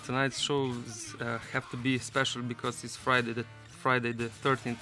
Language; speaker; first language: English; non-native, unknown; Slovenian